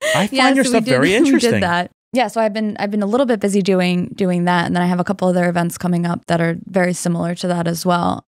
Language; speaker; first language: English; native; English